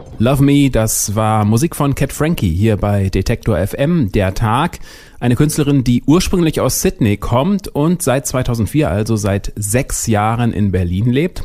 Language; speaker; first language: German; native; German